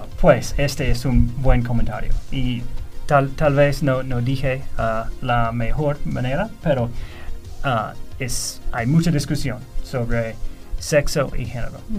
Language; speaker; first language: Spanish; non-native, fluent; English